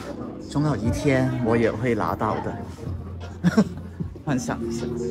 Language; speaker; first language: Chinese; non-native, local second language; Cantonese